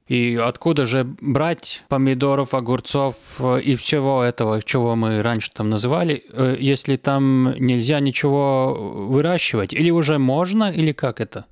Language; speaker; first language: Russian; non-native, local second language; Latvian